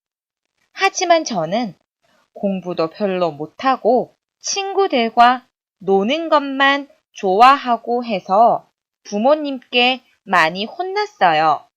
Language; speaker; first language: Korean; native; Korean